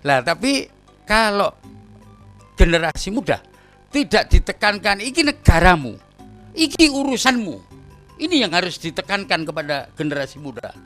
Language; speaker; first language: Indonesian; native; Indonesian